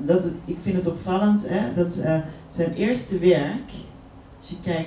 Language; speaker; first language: Dutch; native; Dutch